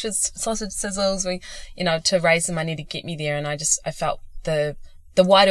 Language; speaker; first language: English; native; English